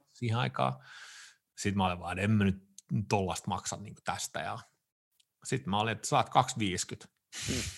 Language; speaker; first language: Finnish; early bilingual, heritage; Finnish